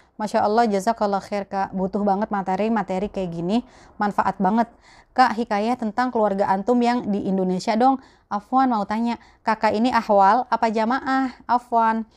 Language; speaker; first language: Indonesian; native; Indonesian